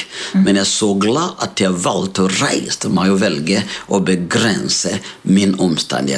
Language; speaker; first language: Swedish; non-native, fluent; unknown